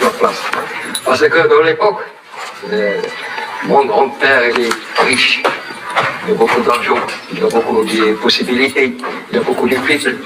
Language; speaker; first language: French; non-native, learner; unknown